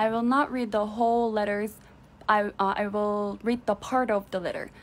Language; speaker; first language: English; non-native, learner; Chinese